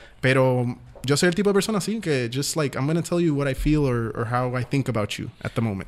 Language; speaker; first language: English; non-native, local second language; Spanish